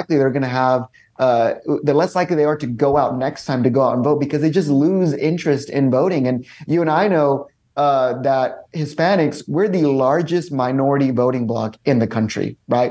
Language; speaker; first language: English; native; English